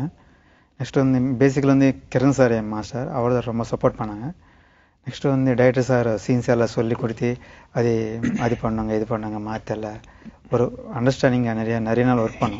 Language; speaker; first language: Tamil; native; Tamil